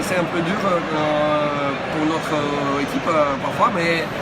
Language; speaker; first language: French; non-native, learner; Russian